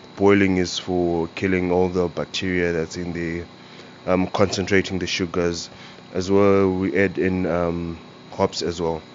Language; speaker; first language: English; non-native, local second language; Shona